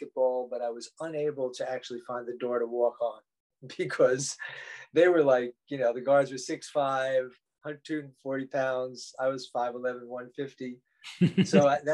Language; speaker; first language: English; native; English